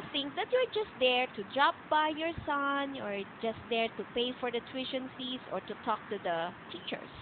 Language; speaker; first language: English; non-native, local second language; Filipino